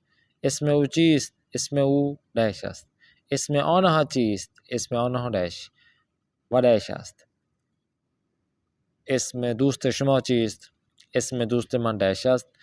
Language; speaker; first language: Persian; non-native, fluent; Urdu